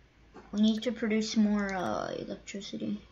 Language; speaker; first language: English; native; English